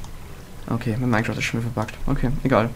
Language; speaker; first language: German; native; German